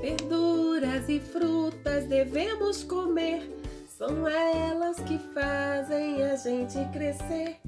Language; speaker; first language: Portuguese; native; Portuguese